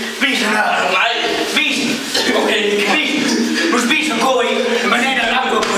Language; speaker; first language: Danish; native; Danish